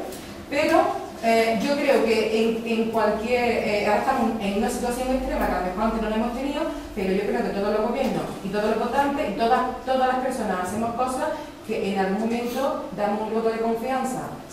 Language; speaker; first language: Spanish; native; Spanish